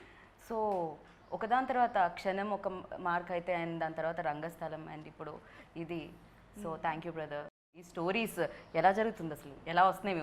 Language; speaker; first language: Telugu; native; Telugu